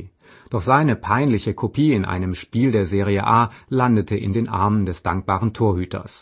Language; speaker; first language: German; native; German